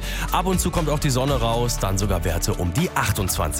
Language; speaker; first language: German; native; German